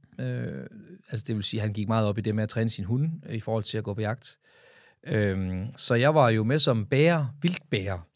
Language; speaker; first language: Danish; native; Danish